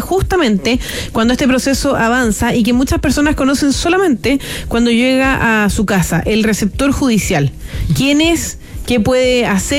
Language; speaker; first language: Spanish; native; Spanish